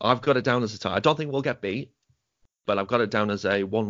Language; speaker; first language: English; native; English